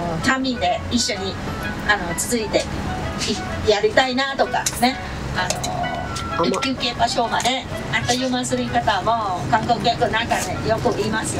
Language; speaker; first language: Japanese; non-native, fluent; Thai